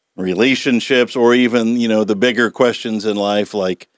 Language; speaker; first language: English; native; English